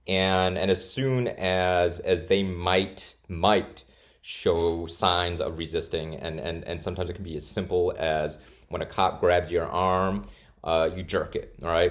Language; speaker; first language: English; native; English